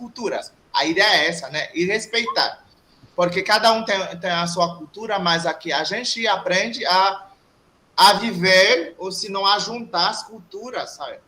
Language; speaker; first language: Portuguese; non-native, fluent; Haitian Creole